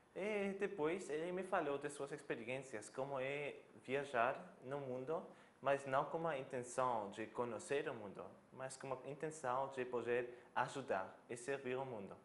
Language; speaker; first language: Portuguese; non-native, fluent; German